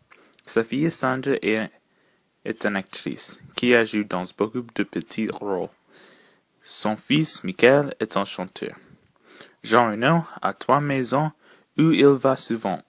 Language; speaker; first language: French; non-native, learner; English